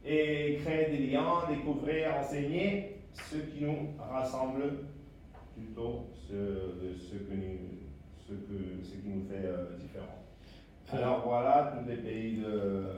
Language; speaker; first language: French; non-native, fluent; Spanish